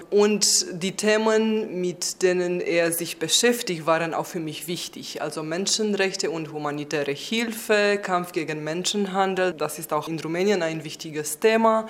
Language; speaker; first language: German; non-native, fluent; Romanian